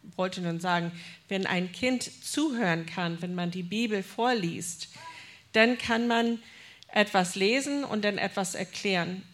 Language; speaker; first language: German; non-native, fluent; English